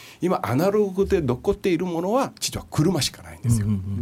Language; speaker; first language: Japanese; non-native, fluent; Korean